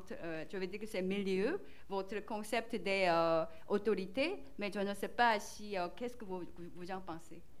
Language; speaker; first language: French; non-native, learner; Korean